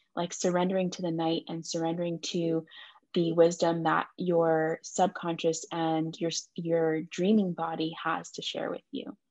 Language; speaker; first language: English; native; English